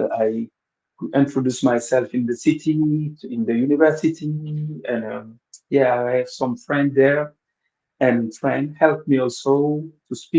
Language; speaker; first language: English; non-native, local second language; Wolof